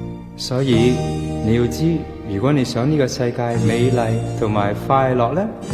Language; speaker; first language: Cantonese; native; Cantonese